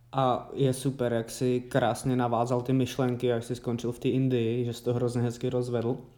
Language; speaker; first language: Czech; native; Czech